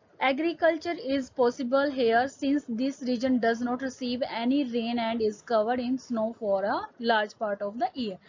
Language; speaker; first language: Hindi; native; Hindi